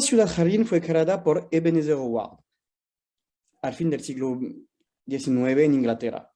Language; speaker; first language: Spanish; non-native, fluent; French